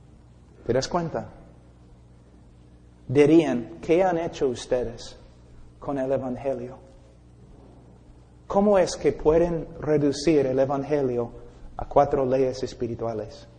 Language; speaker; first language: Spanish; non-native, fluent; English